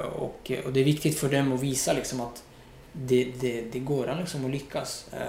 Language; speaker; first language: Swedish; non-native, fluent; Riffian